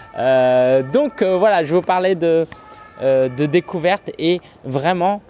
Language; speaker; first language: French; early bilingual, other home language; Chinese